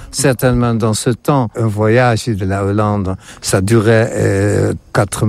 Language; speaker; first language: French; non-native, fluent; Dutch